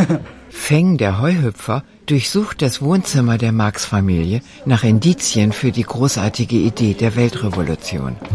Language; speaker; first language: German; native; German